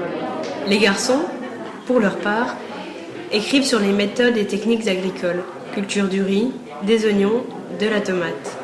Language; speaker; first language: French; native; French